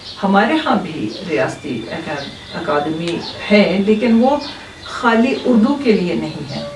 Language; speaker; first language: Urdu; non-native, local second language; Kashmiri